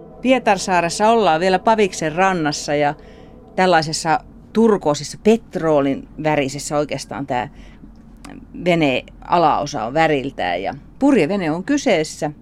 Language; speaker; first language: Finnish; native; Finnish